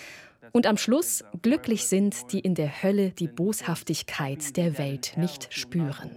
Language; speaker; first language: German; native; German